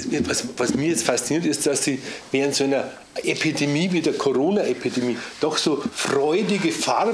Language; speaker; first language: German; native; German